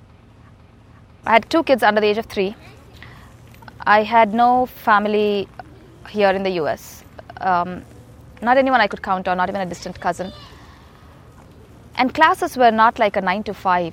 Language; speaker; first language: English; non-native, local second language; Telugu